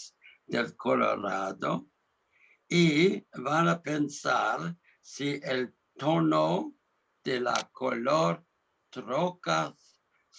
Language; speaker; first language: Spanish; non-native, learner; English